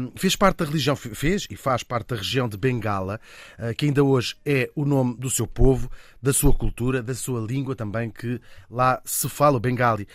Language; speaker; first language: Portuguese; native; Portuguese